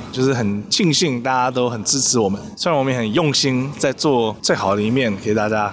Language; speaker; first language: Chinese; native; Chinese